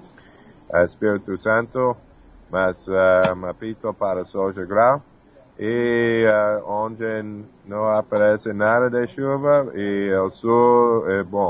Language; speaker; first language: Portuguese; non-native, fluent; English